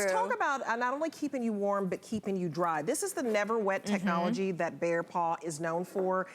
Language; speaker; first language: English; native; English